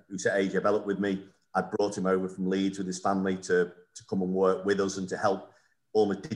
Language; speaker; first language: English; native; English